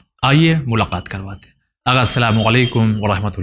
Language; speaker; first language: Urdu; native; Urdu